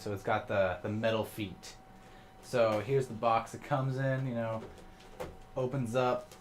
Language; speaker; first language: English; native; English